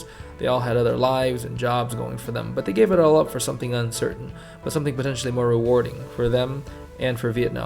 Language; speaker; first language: English; early bilingual, other home language; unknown